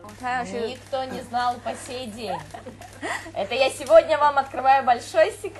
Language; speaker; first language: Russian; native; Russian